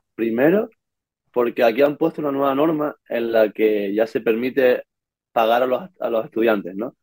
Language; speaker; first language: Spanish; native; Spanish